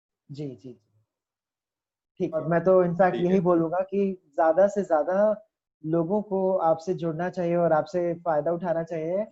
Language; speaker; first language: Hindi; native; Hindi